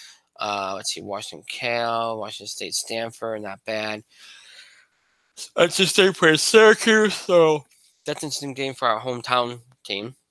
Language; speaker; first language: English; native; English